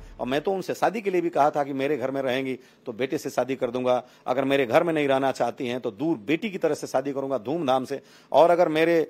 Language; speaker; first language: Hindi; native; Hindi